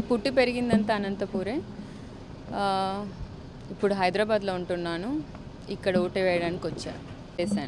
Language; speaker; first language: Telugu; native; Telugu